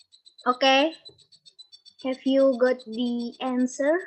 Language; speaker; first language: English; non-native, learner; Indonesian